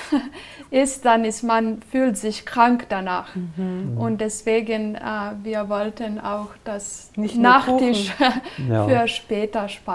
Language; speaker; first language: German; non-native, fluent; Serbian